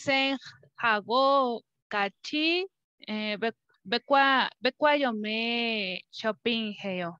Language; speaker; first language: Korean; non-native, learner; Spanish